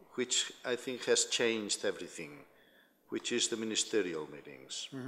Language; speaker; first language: English; non-native, fluent; Spanish